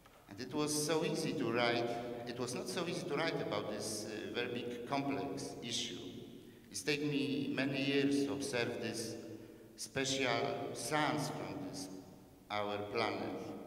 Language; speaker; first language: English; non-native, learner; Polish